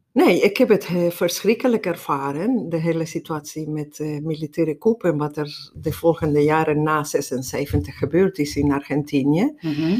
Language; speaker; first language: Dutch; non-native, fluent; Spanish